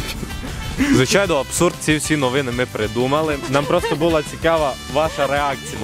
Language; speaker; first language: Ukrainian; native; Ukrainian